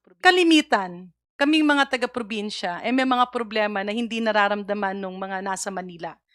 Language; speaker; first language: Filipino; non-native, local second language; Cebuano